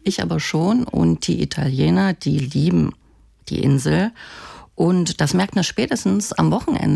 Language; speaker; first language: German; native; German